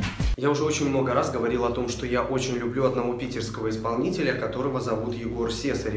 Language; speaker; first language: Russian; native; Russian